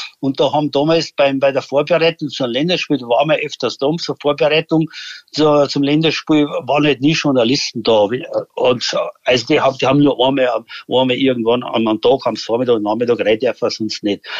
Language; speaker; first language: German; native; German